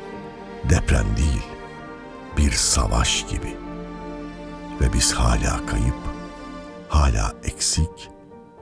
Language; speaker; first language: Turkish; native; Turkish